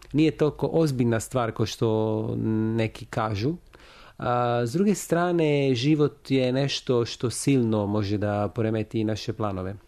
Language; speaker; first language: Serbian; non-native, fluent; Italian